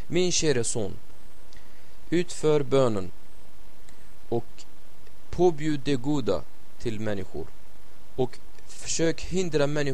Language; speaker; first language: Swedish; non-native, fluent; Arabic